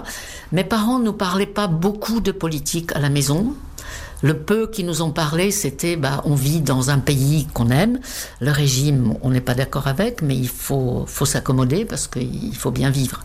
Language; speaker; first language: French; non-native, fluent; Czech